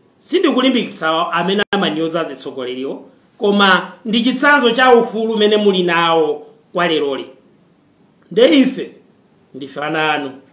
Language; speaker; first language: Nyanja; non-native, fluent; Kinyarwanda